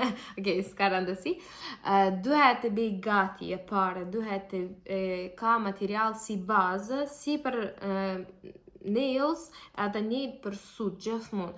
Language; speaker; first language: Albanian; non-native, learner; Russian